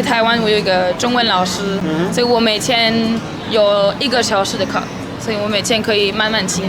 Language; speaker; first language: Chinese; non-native, learner; German